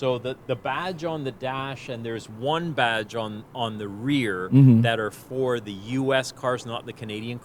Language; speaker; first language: English; native; English